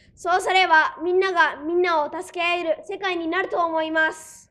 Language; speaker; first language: Japanese; early bilingual, other home language; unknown